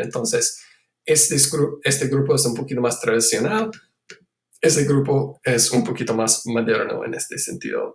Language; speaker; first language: Spanish; non-native, fluent; English